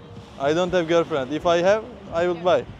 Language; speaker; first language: English; non-native, fluent; Turkish